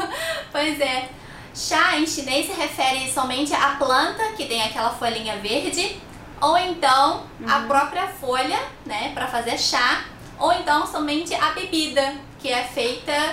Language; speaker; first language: Portuguese; non-native, fluent; Chinese